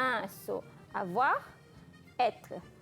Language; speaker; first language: French; non-native, fluent; Malay